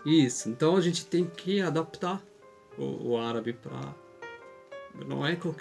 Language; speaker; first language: Portuguese; non-native, fluent; Arabic